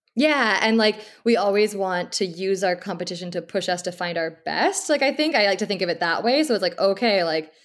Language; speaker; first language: English; native; English